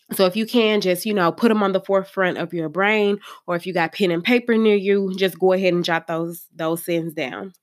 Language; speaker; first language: English; native; English